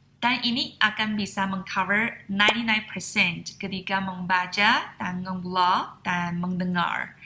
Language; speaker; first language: Indonesian; non-native, fluent; Chinese